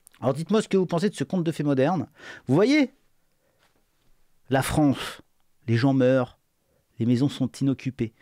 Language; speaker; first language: French; native; French